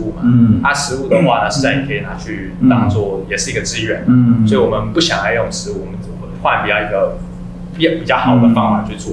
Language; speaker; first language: Chinese; native; Chinese